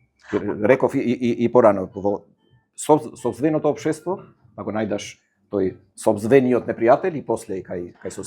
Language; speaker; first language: Macedonian; non-native, fluent; Albanian